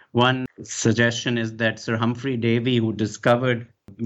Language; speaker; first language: English; non-native, local second language; Urdu